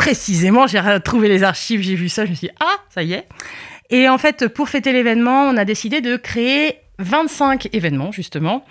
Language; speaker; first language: French; native; French